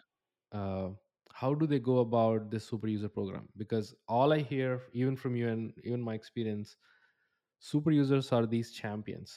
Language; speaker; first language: English; non-native, local second language; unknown